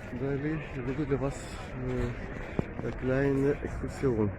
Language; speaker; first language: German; non-native, learner; Ukrainian